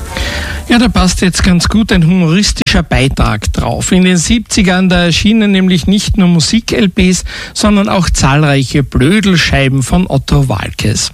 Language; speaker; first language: German; native; German